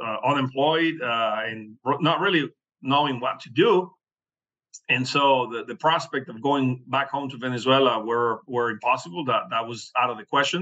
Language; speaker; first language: English; non-native, fluent; Spanish